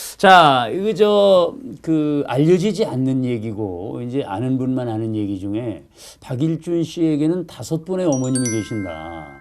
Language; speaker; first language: Korean; native; Korean